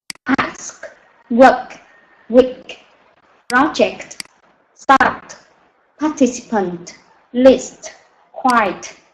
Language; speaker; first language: English; non-native, learner; Vietnamese